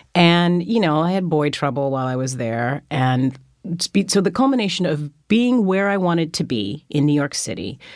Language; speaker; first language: English; native; English